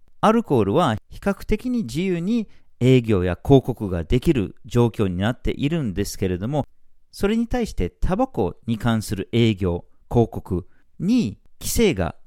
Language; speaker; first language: Japanese; non-native, fluent; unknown